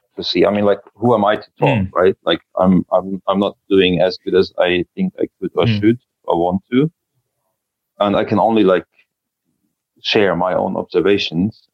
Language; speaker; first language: English; non-native, fluent; German